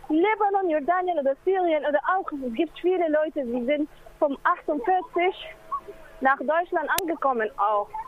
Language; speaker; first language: German; non-native, learner; Arabic